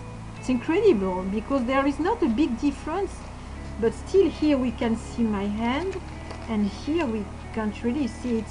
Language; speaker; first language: English; non-native, fluent; French